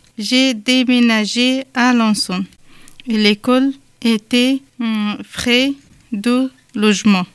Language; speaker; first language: French; non-native, learner; Persian